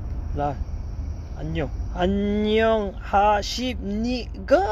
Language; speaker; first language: Korean; native; Korean